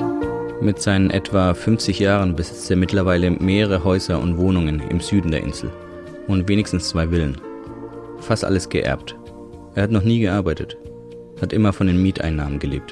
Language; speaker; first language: German; native; German